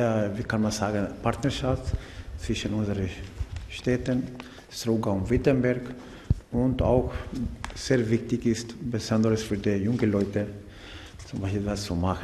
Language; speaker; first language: German; non-native, learner; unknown